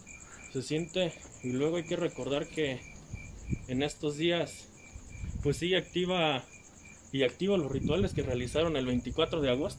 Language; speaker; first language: Spanish; native; Spanish